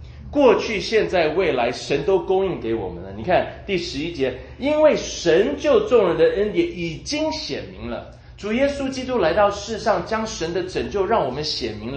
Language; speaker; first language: Chinese; native; Chinese